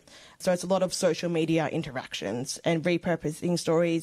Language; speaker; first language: English; native; English